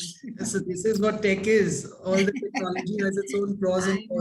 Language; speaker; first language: English; non-native, local second language; Hindi